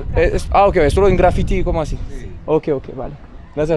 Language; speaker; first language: Spanish; non-native, learner; French